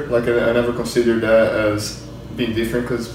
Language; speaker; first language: English; non-native, fluent; Portuguese